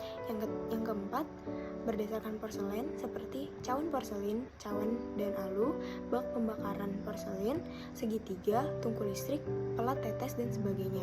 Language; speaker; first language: Malay; native; Malay